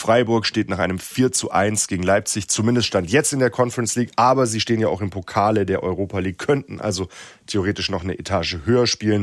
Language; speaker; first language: German; native; German